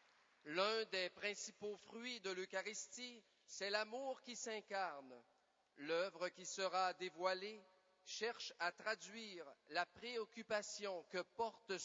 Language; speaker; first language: French; native; French